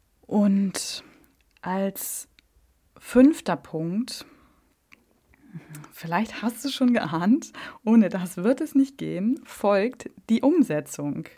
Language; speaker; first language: German; native; German